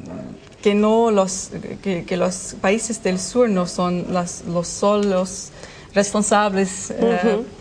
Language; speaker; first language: Spanish; non-native, learner; German